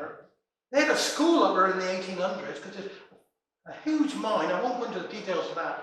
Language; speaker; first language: English; native; English